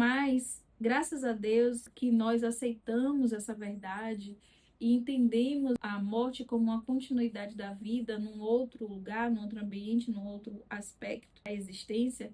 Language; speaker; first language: Portuguese; native; Portuguese